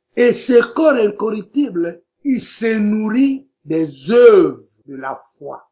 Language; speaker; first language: French; non-native, local second language; Lingala